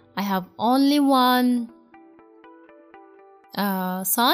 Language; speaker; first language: English; non-native, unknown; Arabic